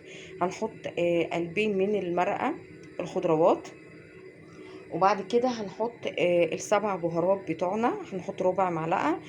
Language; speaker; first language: Arabic; native; Arabic